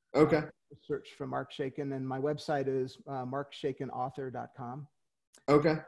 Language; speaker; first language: English; native; English